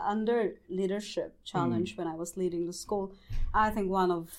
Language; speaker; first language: English; non-native, local second language; Cebuano